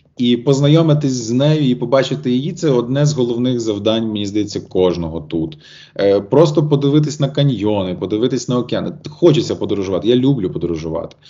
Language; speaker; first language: Ukrainian; native; Ukrainian